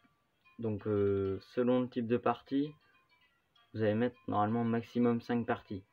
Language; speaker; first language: French; native; French